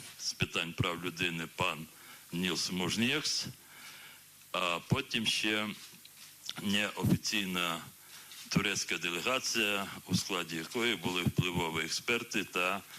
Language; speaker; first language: Ukrainian; non-native, local second language; Crimean Tatar